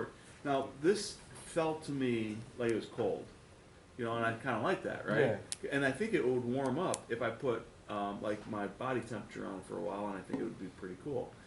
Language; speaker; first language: English; native; English